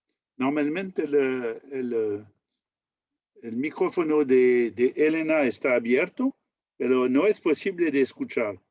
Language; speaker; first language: Spanish; non-native, learner; French